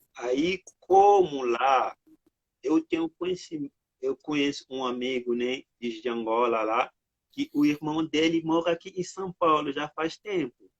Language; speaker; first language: Portuguese; non-native, fluent; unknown